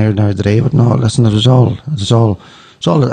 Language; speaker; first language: English; native; English